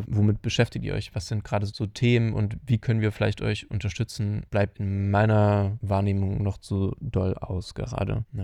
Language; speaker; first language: German; native; German